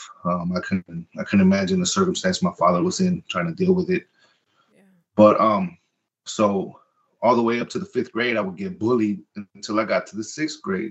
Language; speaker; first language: English; early bilingual, other home language; Spanish